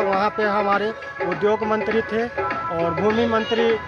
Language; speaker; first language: Hindi; native; Hindi